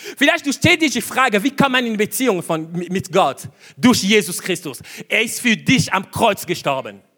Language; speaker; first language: German; non-native, fluent; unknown